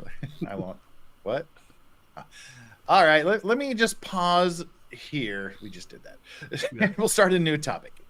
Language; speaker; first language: English; native; English